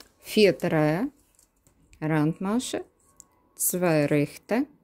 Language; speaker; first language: German; non-native, learner; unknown